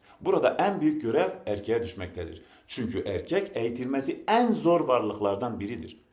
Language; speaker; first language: Turkish; non-native, local second language; Zaza